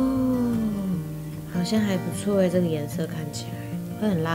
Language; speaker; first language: Chinese; native; Chinese